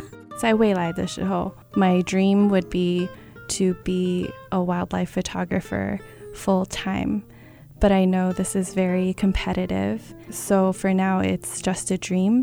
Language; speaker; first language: English; early bilingual, other home language; Chinese